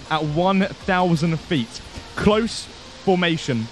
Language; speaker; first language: English; native; English